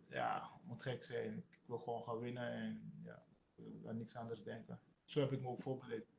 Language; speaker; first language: Dutch; non-native, local second language; Sranan Tongo